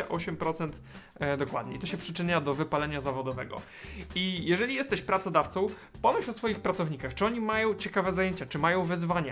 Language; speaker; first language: Polish; native; Polish